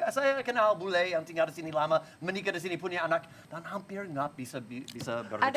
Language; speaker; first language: Indonesian; non-native, fluent; English